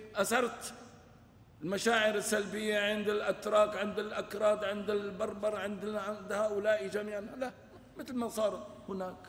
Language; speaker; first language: Arabic; non-native, local second language; Kurdish